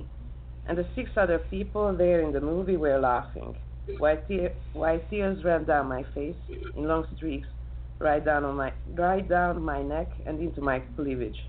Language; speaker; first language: English; non-native, learner; Serbian